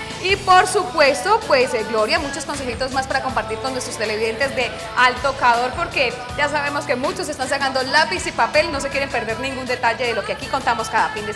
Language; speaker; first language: Spanish; native; Spanish